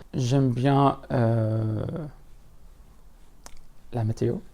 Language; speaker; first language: French; non-native, fluent; Arabic